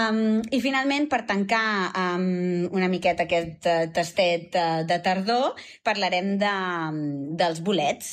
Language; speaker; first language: Catalan; native; Catalan